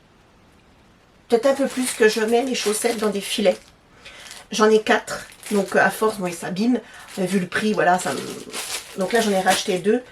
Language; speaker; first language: French; native; French